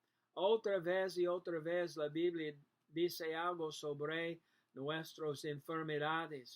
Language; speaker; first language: Spanish; non-native, learner; English